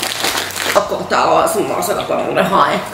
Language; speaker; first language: Finnish; native; Finnish